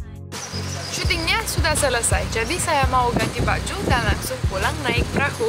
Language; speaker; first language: Indonesian; non-native, fluent; Russian